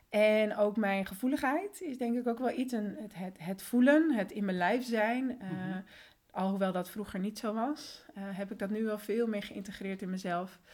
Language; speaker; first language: Dutch; early bilingual, other home language; Spanish